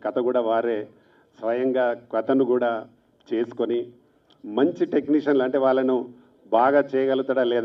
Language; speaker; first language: Telugu; native; Telugu